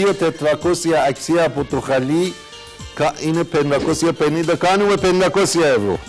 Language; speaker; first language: Greek; non-native, learner; Persian